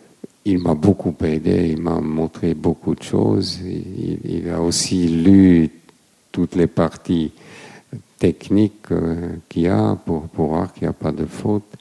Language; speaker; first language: French; non-native, fluent; German